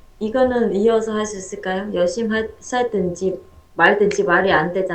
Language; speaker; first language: Korean; non-native, learner; Vietnamese